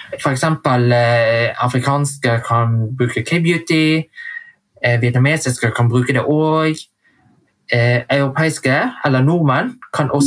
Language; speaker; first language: Norwegian; early bilingual, heritage; Vietnamese